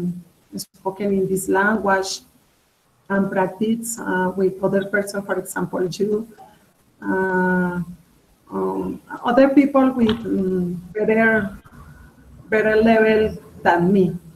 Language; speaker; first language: English; non-native, learner; Spanish